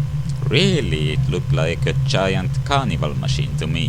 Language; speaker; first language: English; native; English